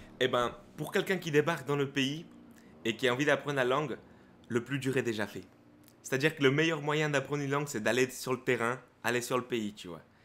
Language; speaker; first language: French; early bilingual, other home language; Spanish